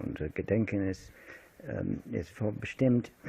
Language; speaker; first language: German; non-native, fluent; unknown